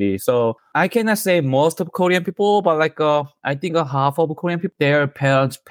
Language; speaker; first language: English; non-native, learner; Korean